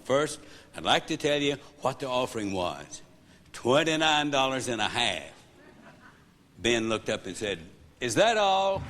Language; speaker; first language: English; native; English